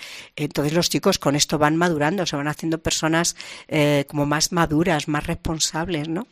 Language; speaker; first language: Spanish; native; Spanish